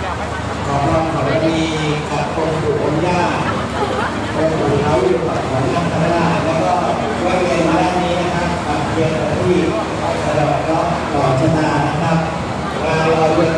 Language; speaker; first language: Thai; native; Thai